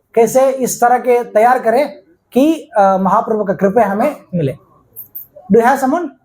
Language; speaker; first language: Hindi; non-native, local second language; Kannada